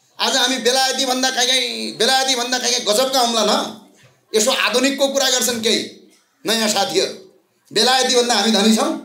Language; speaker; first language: Nepali; native; Nepali